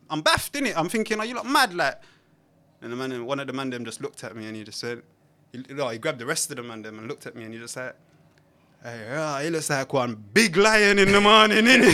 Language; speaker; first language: English; native; English